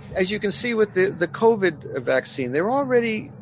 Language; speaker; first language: English; native; English